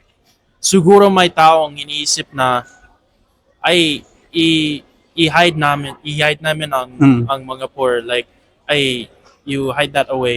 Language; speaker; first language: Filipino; non-native, fluent; English